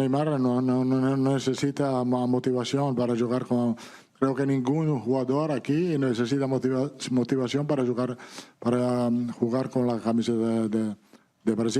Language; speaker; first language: Spanish; non-native, fluent; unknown